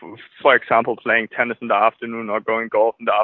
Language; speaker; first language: English; non-native, fluent; German